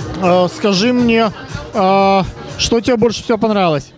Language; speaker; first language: Russian; native; Russian